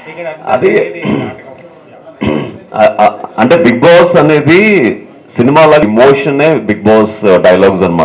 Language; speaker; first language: Telugu; native; Telugu